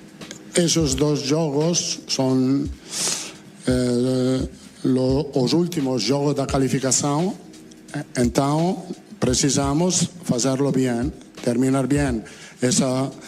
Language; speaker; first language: Portuguese; non-native, learner; Italian